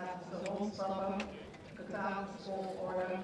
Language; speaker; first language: Dutch; native; Dutch